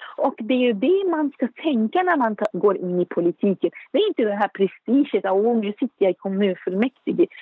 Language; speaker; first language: Swedish; non-native, fluent; Arabic